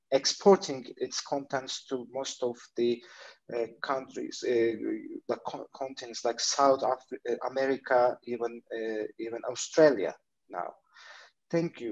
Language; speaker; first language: English; non-native, fluent; Turkish